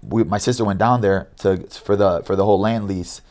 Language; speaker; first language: English; native; English